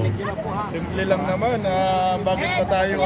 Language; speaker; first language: Filipino; native; Filipino